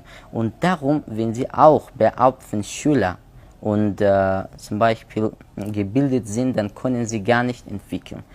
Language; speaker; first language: German; non-native, learner; Persian